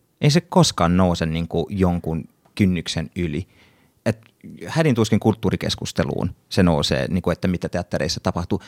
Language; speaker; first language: Finnish; non-native, local second language; Swedish